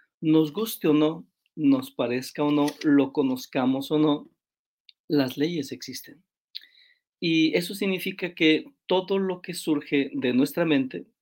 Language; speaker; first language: Spanish; native; Spanish